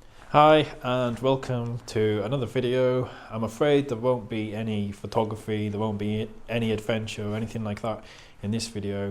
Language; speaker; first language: English; native; English